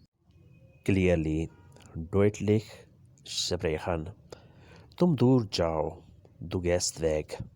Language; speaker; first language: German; non-native, learner; Urdu